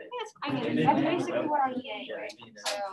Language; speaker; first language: English; native; English